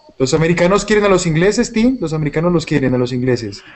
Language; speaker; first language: Spanish; native; Spanish